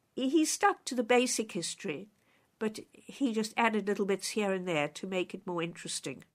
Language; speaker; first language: English; native; English